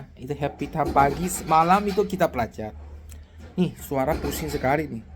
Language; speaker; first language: Indonesian; non-native, learner; Chinese